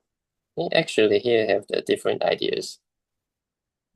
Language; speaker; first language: English; non-native, learner; Chinese